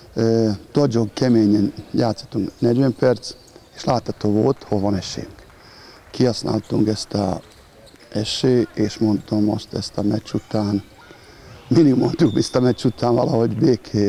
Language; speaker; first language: Hungarian; non-native, learner; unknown